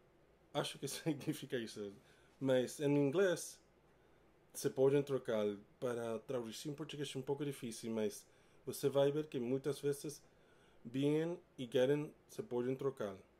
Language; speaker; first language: Portuguese; non-native, learner; English